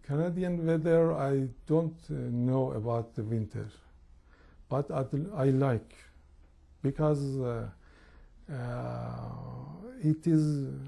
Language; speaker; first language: English; non-native, learner; Persian